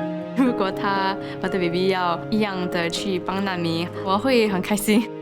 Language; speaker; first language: Chinese; non-native, local second language; English